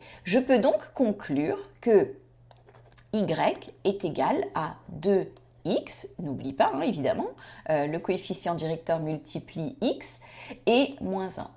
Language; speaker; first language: French; native; French